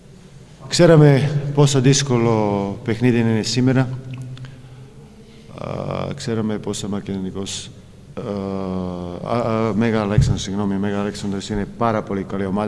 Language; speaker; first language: Greek; non-native, fluent; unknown